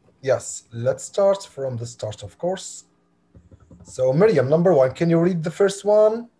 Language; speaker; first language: English; non-native, fluent; Arabic